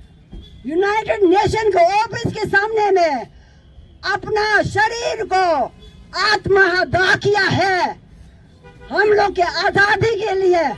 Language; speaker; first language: Hindi; non-native, local second language; Tibetan